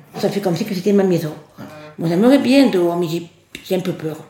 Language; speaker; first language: French; native; French